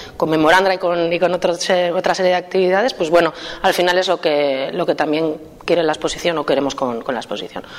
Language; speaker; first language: Spanish; native; Spanish